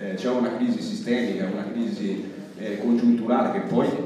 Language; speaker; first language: Italian; native; Italian